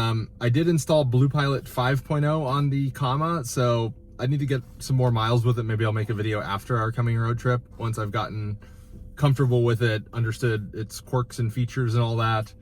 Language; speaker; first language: English; native; English